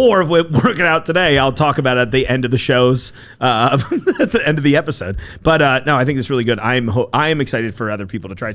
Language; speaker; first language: English; native; English